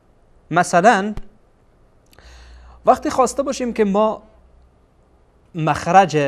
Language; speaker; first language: Persian; native; Persian